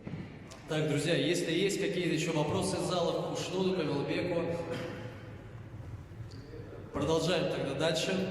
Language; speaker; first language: Russian; native; Russian